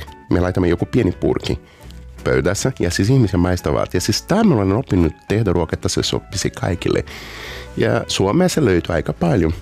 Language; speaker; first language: Finnish; non-native, learner; Portuguese